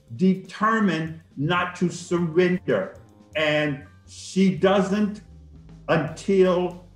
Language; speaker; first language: English; native; English